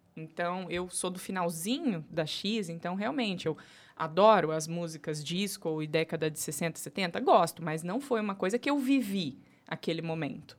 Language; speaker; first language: Portuguese; native; Portuguese